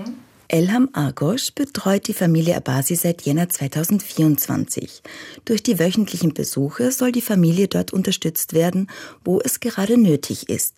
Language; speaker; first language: German; native; German